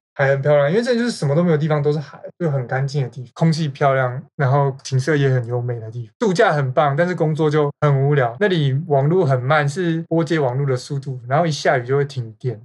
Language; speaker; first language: Chinese; native; Chinese